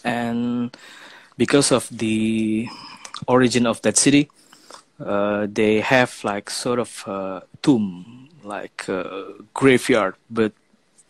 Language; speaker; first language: English; non-native, fluent; Indonesian